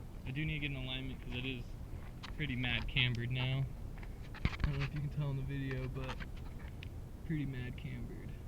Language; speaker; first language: English; native; English